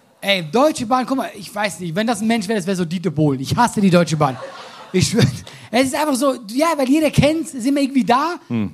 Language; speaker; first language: German; native; German